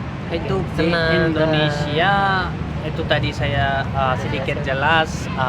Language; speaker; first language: Indonesian; non-native, learner; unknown